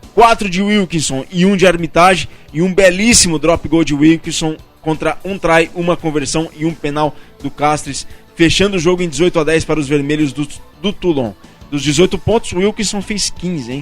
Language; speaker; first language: Portuguese; native; Portuguese